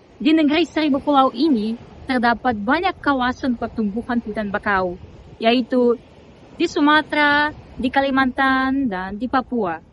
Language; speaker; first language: Indonesian; non-native, fluent; Russian